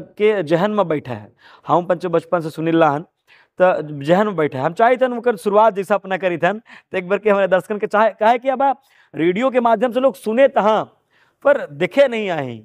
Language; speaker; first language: Hindi; native; Hindi